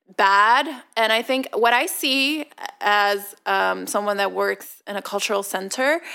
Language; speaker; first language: English; non-native, fluent; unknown